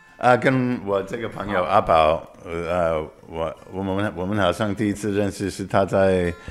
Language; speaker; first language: Chinese; non-native, fluent; English